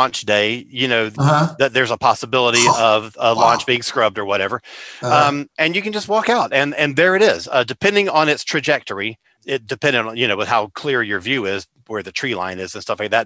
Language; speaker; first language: English; native; English